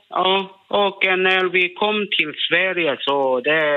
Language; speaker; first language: Swedish; non-native, learner; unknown